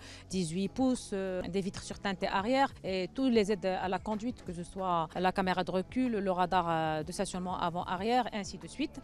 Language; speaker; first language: French; non-native, local second language; Arabic